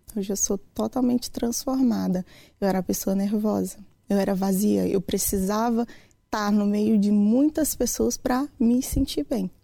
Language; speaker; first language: Portuguese; native; Portuguese